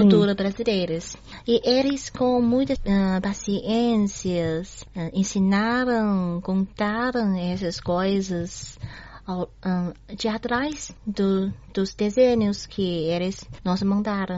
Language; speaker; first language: Portuguese; non-native, learner; Chinese